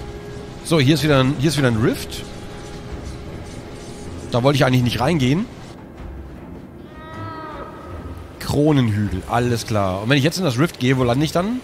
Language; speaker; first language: German; native; German